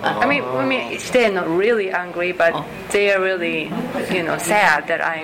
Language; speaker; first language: English; non-native, fluent; Japanese